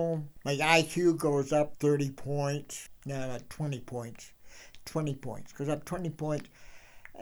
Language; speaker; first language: English; native; English